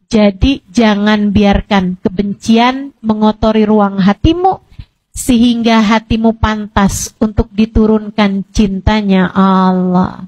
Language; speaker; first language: Indonesian; native; Indonesian